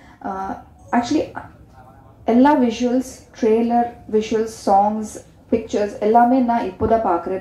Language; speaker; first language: Tamil; non-native, learner; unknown